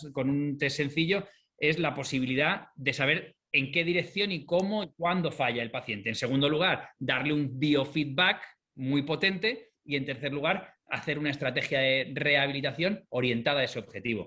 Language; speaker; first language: Spanish; native; Spanish